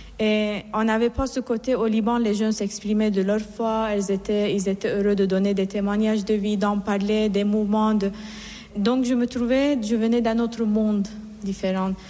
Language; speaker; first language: French; non-native, fluent; Persian